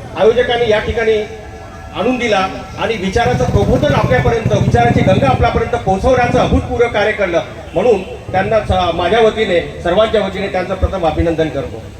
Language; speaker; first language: Marathi; non-native, local second language; Lambadi